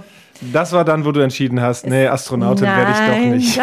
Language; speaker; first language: German; native; German